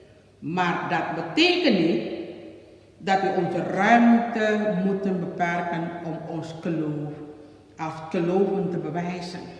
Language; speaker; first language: Dutch; non-native, learner; Indonesian